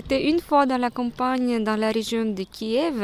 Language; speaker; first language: French; non-native, fluent; Russian